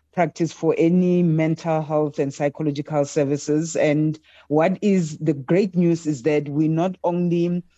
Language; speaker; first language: English; non-native, local second language; Southern Sotho